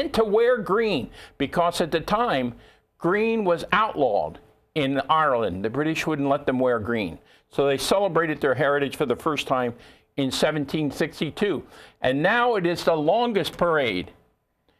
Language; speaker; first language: English; native; English